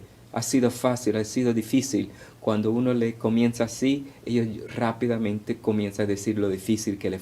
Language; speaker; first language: Spanish; early bilingual, heritage; Spanish